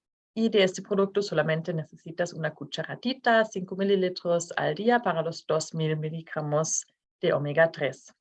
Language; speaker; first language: Spanish; non-native, fluent; Norwegian